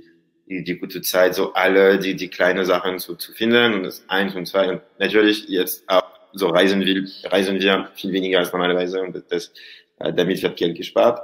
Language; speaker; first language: German; non-native, learner; French